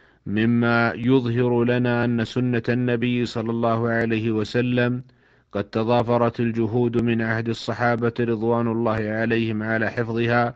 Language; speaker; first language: Arabic; native; Arabic